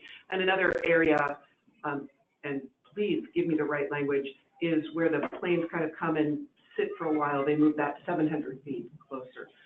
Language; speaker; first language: English; native; English